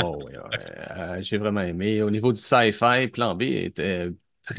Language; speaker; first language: French; native; French